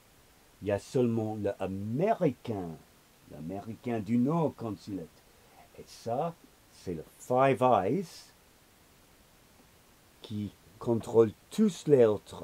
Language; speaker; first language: French; non-native, learner; English